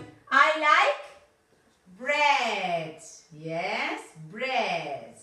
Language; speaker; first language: English; non-native, fluent; Spanish